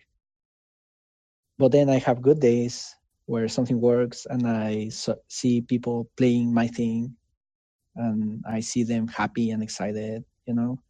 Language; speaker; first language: English; non-native, fluent; Spanish